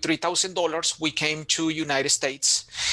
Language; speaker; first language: English; non-native, fluent; Spanish